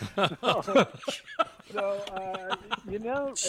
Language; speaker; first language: English; native; English